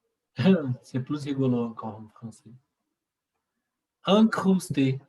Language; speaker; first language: French; non-native, learner; Portuguese